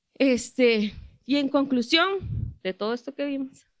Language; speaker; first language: Spanish; native; Spanish